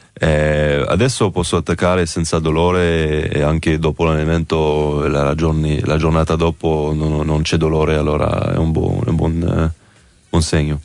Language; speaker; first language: Italian; non-native, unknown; French